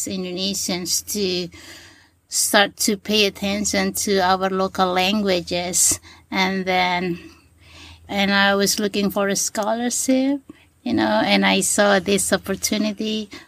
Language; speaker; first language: English; non-native, fluent; Sasak